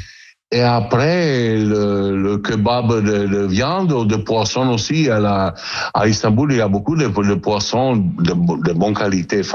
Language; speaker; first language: French; non-native, learner; Italian